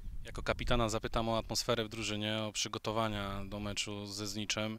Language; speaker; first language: Polish; native; Polish